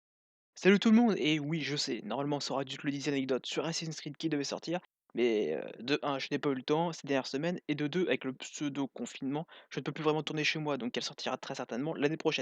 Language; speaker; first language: French; native; French